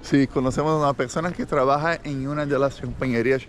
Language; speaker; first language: Spanish; non-native, fluent; Portuguese